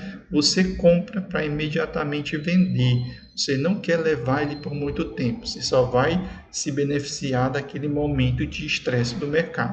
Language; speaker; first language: Portuguese; native; Portuguese